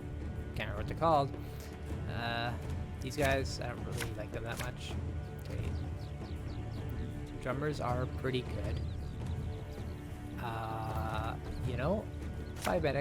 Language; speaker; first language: English; native; English